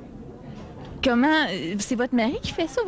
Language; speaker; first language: French; native; French